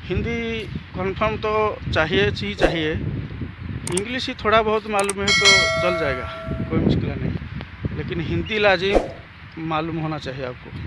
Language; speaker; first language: Hindi; non-native, local second language; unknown